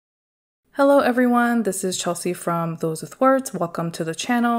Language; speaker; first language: English; native; English